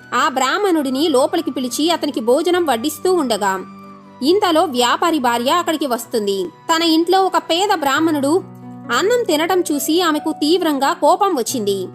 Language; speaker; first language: Telugu; native; Telugu